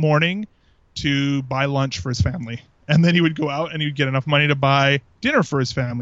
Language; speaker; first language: English; native; English